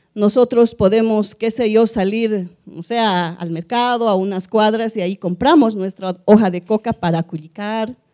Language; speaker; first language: Spanish; native; Spanish